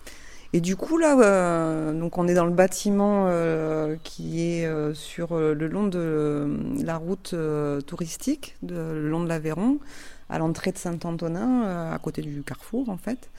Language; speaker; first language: French; native; French